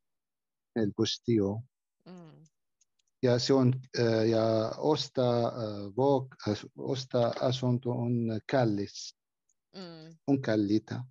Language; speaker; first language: Finnish; non-native, learner; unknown